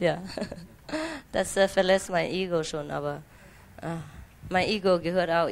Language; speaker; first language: German; non-native, learner; Vietnamese